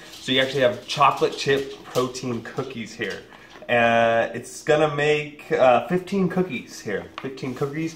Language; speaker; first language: English; native; English